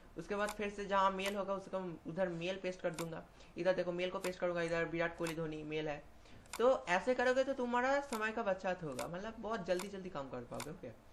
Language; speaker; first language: Hindi; non-native, local second language; Bangla